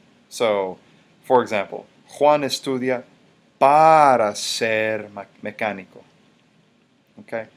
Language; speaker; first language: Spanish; non-native, fluent; English